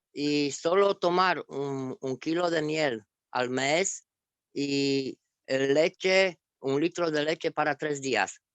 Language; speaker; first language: Spanish; non-native, fluent; Romanian